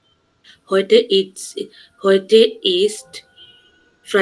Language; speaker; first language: German; non-native, learner; Bangla